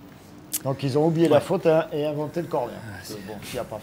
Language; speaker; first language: French; native; French